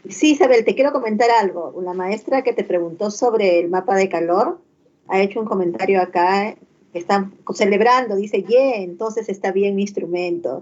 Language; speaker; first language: Spanish; native; Spanish